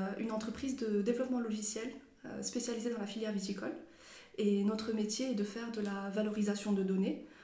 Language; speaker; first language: French; non-native, local second language; Arabic